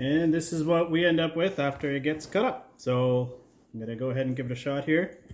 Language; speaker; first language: English; native; English